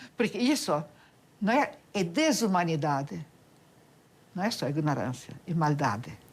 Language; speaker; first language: Portuguese; non-native, fluent; Italian